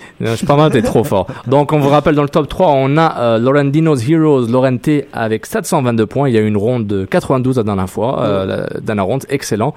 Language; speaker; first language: French; native; French